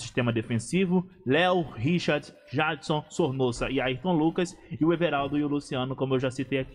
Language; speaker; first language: Portuguese; native; Portuguese